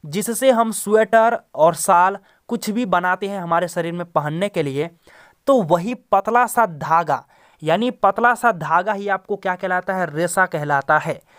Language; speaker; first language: Hindi; native; Hindi